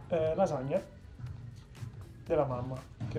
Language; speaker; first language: Italian; native; Italian